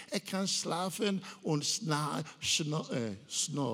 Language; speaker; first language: German; non-native, learner; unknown